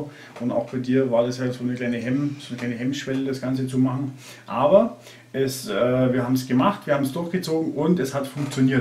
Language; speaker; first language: German; native; German